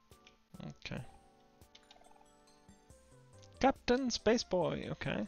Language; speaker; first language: English; non-native, fluent; German